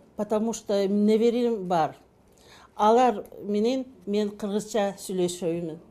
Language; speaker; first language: Kyrgyz; non-native, local second language; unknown